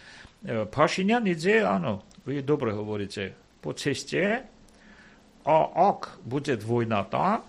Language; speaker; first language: Slovak; non-native, fluent; Armenian